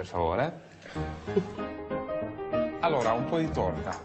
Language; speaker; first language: Italian; non-native, fluent; English